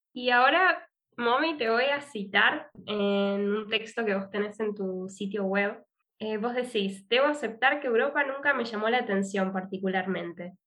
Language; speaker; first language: Spanish; native; Spanish